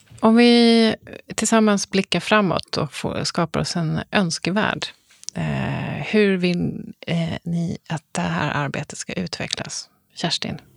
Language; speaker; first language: Swedish; native; Swedish